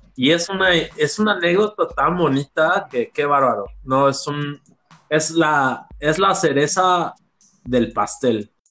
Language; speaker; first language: Spanish; native; Spanish